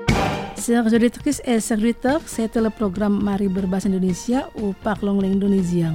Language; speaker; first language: French; non-native, fluent; Indonesian